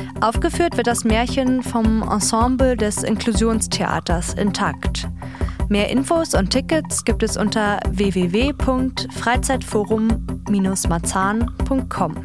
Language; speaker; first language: German; native; German